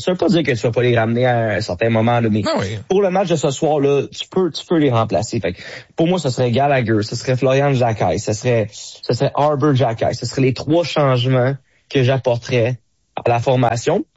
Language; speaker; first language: French; native; French